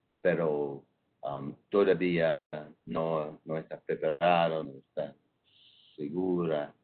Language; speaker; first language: Spanish; non-native, fluent; English